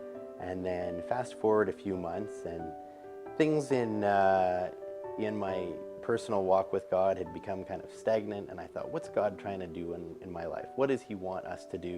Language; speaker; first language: English; native; English